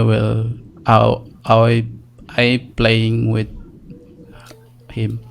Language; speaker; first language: English; non-native, learner; Indonesian